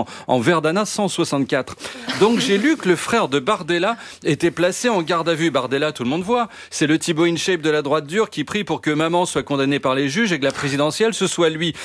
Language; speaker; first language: French; native; French